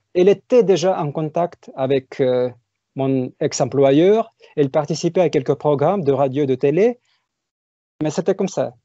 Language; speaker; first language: French; non-native, fluent; Russian